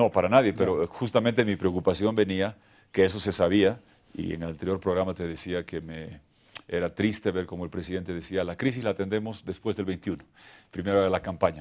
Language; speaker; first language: Spanish; native; Spanish